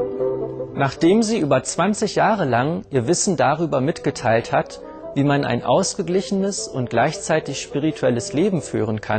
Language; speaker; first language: German; native; German